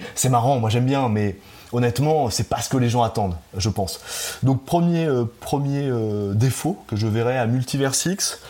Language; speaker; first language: French; native; French